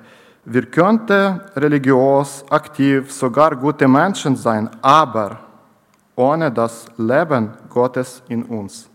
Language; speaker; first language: German; non-native, learner; Ukrainian